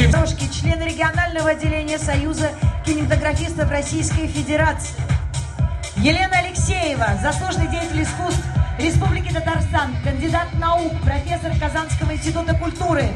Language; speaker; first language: Russian; native; Russian